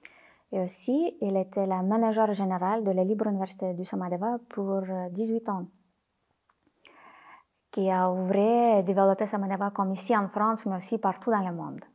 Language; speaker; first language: French; non-native, fluent; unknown